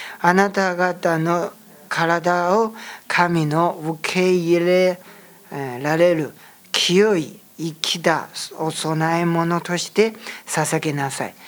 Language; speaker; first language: Japanese; non-native, fluent; Chinese